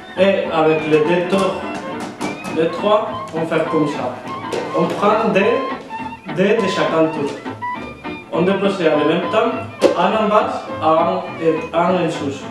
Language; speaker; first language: French; non-native, learner; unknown